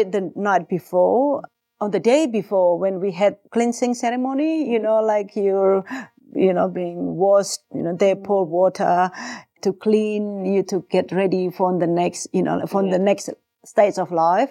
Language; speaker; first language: English; non-native, fluent; Javanese